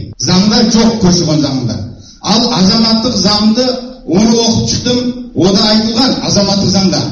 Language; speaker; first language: Kazakh; early bilingual, heritage; Kazakh